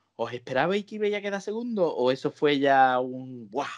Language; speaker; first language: Spanish; native; Spanish